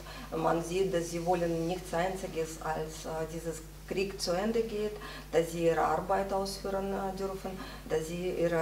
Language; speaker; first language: German; non-native, fluent; Russian